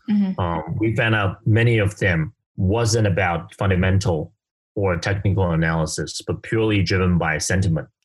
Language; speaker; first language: English; non-native, fluent; Chinese